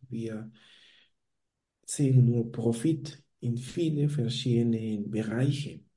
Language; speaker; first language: German; non-native, fluent; Spanish